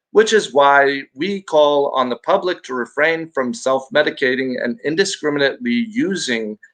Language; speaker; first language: English; non-native, local second language; Filipino